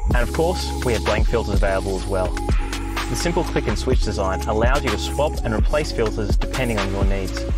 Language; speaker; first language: English; native; English